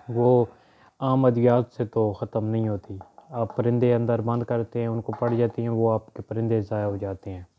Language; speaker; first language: Urdu; non-native, local second language; Punjabi